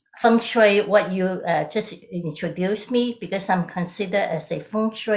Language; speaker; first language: English; non-native, local second language; Cantonese